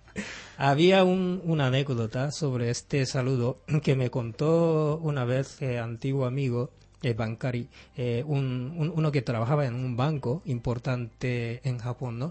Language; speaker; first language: Spanish; non-native, fluent; Japanese